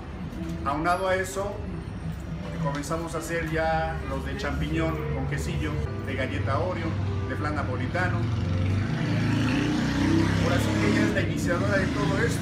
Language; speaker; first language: Spanish; native; Spanish